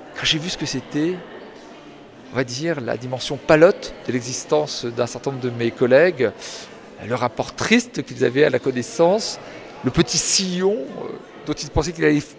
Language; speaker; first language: French; native; French